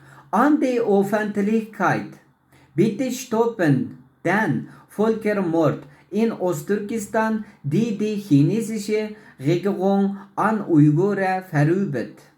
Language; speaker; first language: German; non-native, learner; Uyghur